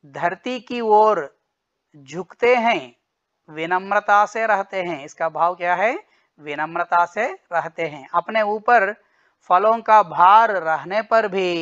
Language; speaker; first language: Hindi; non-native, local second language; Telugu